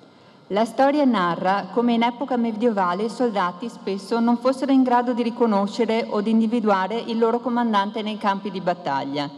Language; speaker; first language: Italian; native; Italian